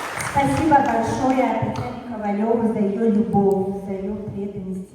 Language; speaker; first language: Russian; non-native, fluent; Tajik